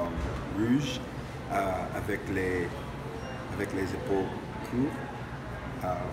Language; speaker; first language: French; non-native, learner; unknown